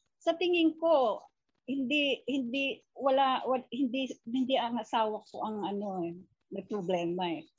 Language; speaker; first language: Filipino; non-native, local second language; Cebuano